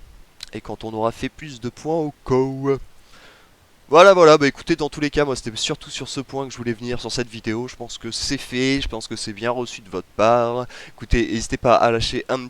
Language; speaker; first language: French; native; French